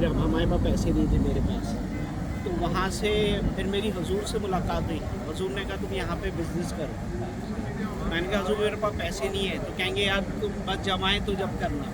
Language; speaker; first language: Urdu; native; Urdu